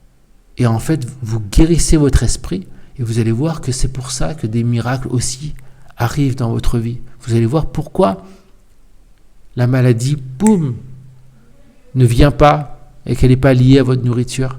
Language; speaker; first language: French; native; French